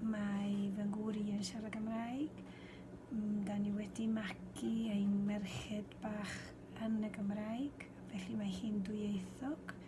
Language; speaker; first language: Welsh; non-native, fluent; Spanish